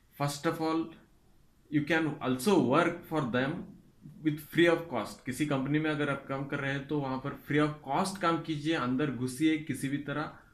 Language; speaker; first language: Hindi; non-native, local second language; Kannada